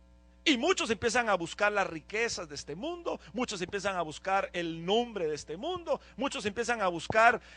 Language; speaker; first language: Spanish; native; Spanish